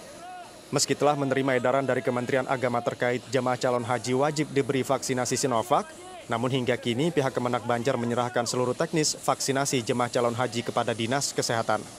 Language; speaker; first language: Indonesian; native; Indonesian